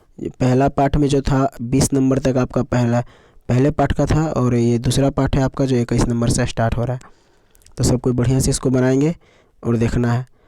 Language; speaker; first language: Hindi; native; Hindi